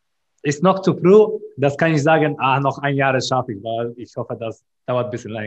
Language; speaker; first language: German; non-native, learner; Polish